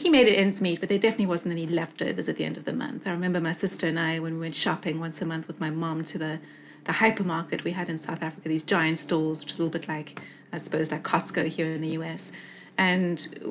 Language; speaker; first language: English; native; English